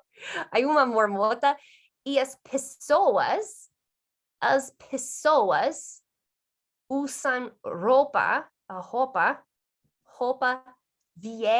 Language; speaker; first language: Portuguese; non-native, fluent; English